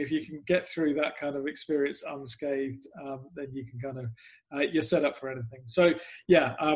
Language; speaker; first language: English; native; English